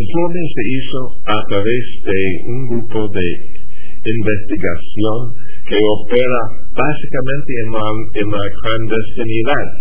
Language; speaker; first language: Spanish; non-native, fluent; English